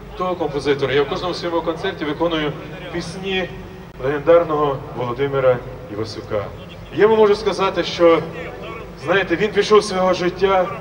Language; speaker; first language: Ukrainian; native; Ukrainian